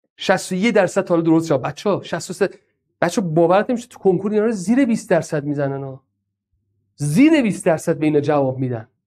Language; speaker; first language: Persian; non-native, local second language; Azerbaijani